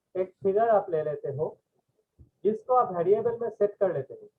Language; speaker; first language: Hindi; non-native, local second language; Bangla